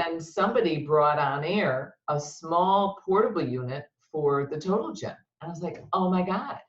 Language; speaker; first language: English; native; English